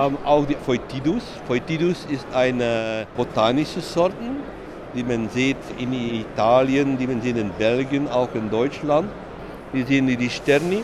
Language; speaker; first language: German; non-native, fluent; Dutch